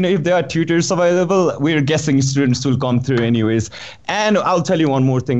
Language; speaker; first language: English; non-native, local second language; Nepali